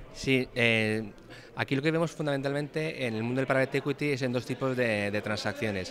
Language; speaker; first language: Spanish; native; Spanish